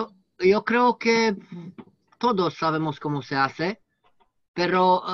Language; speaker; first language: Spanish; non-native, learner; French